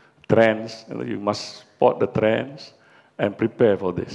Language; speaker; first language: English; non-native, local second language; Malay